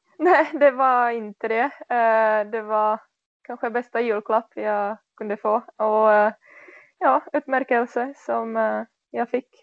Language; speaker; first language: Swedish; non-native, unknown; Czech